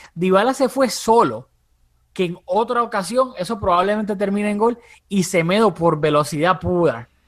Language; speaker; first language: Spanish; early bilingual, heritage; Spanish